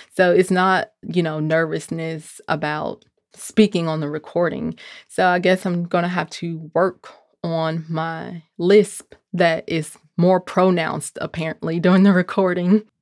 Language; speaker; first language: English; native; English